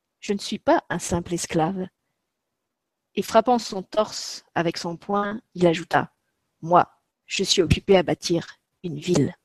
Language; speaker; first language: French; native; French